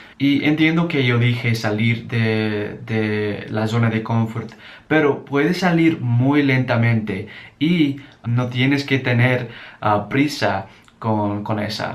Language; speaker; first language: Spanish; non-native, learner; English